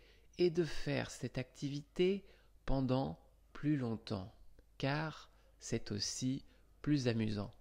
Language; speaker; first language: French; non-native, fluent; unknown